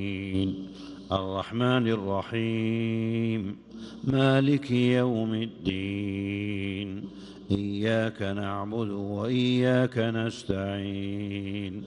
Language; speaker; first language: Arabic; native; Arabic